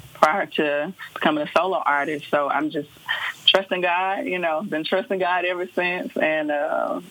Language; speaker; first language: English; native; English